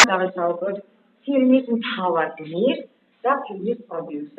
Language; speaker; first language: Georgian; native; Georgian